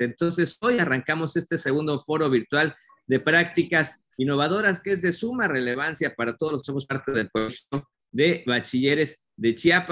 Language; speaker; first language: Spanish; native; Spanish